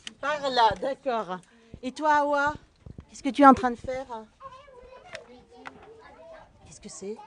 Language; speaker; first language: French; native; French